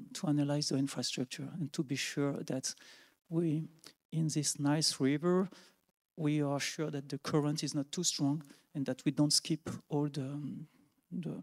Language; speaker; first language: English; non-native, fluent; French